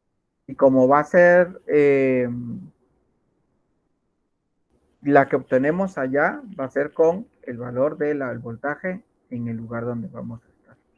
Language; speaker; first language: Spanish; native; Spanish